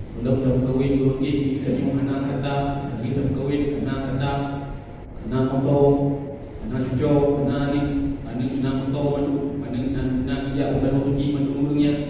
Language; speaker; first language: Malay; non-native, local second language; Achinese